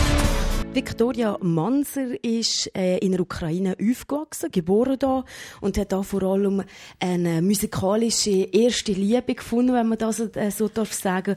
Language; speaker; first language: German; native; German